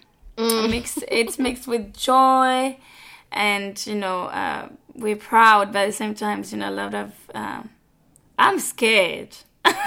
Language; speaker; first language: English; non-native, fluent; French